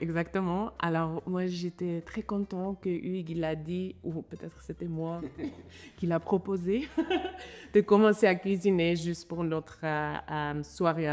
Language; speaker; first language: French; non-native, fluent; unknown